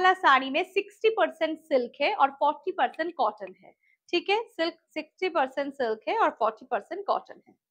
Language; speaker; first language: Hindi; non-native, local second language; Bangla